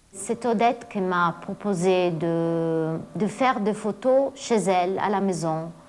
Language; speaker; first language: French; non-native, fluent; Italian